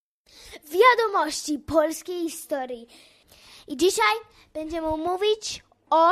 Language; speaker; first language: Polish; early bilingual, heritage; English